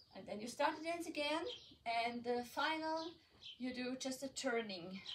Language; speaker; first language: English; non-native, fluent; German